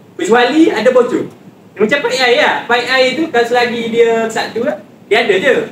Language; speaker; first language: Malay; native; Malay